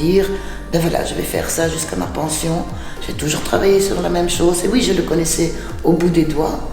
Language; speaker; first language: French; non-native, fluent; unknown